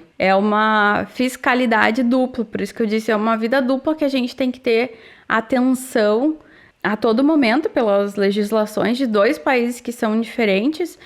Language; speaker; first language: Portuguese; native; Portuguese